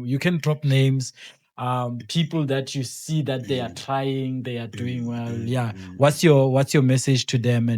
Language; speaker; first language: English; non-native, local second language; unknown